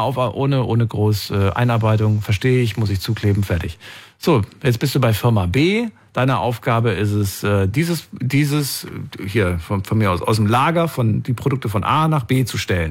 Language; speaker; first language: German; native; German